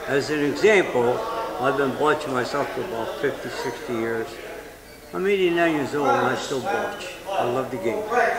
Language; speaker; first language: English; native; English